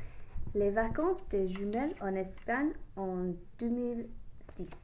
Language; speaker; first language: French; non-native, learner; English